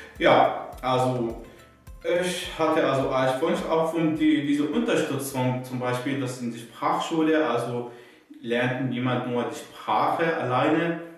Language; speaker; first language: German; non-native, learner; Arabic